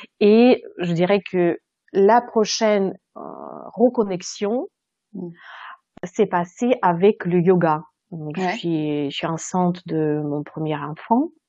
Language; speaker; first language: French; non-native, fluent; Russian